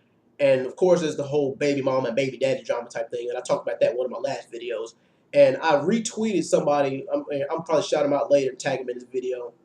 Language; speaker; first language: English; native; English